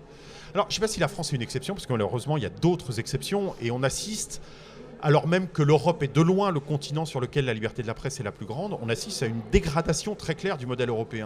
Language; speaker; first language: French; native; French